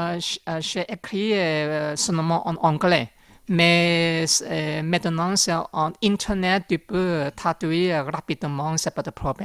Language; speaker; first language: French; non-native, learner; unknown